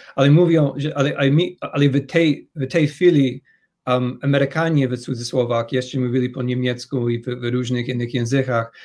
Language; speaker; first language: Polish; non-native, fluent; English